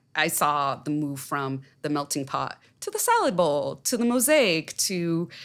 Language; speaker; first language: English; native; English